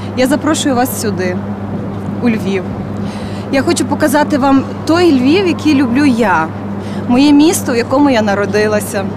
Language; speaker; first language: Ukrainian; native; Ukrainian